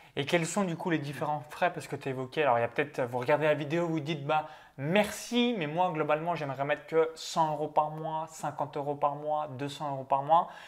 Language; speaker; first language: French; native; French